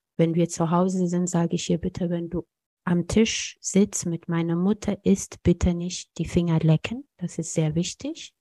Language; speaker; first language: German; non-native, fluent; Amharic